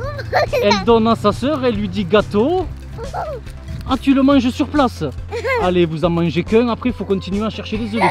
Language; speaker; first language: French; native; French